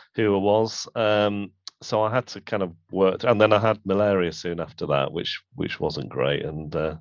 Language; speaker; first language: English; native; English